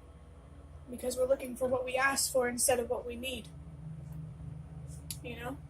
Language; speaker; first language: English; native; English